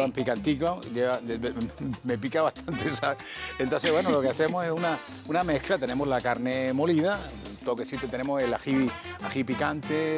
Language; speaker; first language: Spanish; native; Spanish